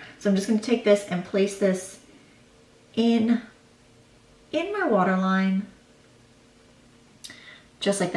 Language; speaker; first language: English; native; English